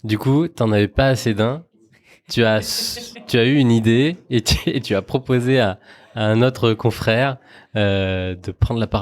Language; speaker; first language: French; native; French